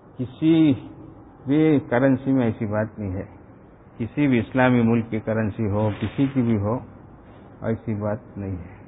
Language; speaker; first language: Urdu; native; Urdu